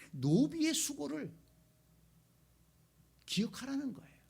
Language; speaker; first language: Korean; native; Korean